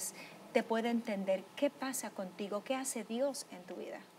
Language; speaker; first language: Spanish; native; Spanish